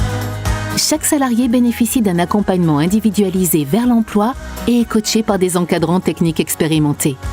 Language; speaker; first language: French; native; French